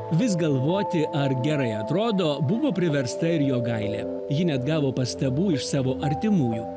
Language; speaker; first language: Lithuanian; native; Lithuanian